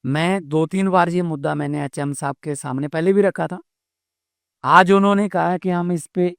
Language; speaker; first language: Hindi; non-native, local second language; Punjabi